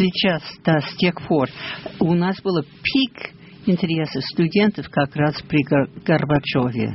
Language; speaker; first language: Russian; non-native, fluent; English